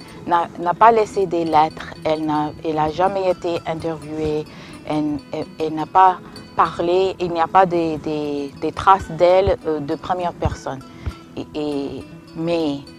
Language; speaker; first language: French; non-native, fluent; English